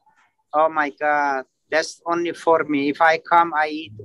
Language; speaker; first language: English; non-native, learner; Turkish